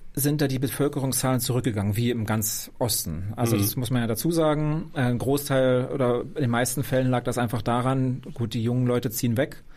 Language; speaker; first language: German; native; German